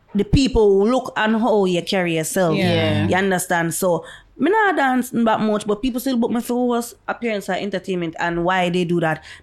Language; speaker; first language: English; non-native, local second language; Jamaican Creole English